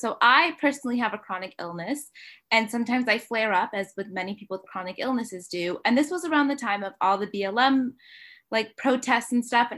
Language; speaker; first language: English; native; English